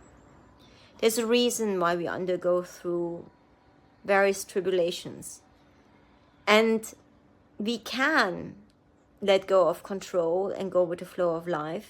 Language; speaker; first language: English; non-native, fluent; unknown